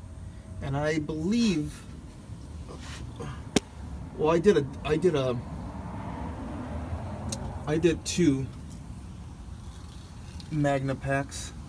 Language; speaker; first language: English; native; English